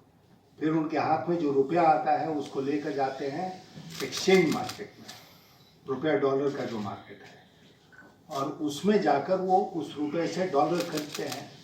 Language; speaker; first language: Hindi; native; Hindi